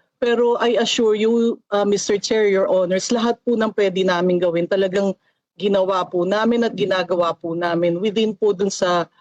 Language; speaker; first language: Filipino; native; Filipino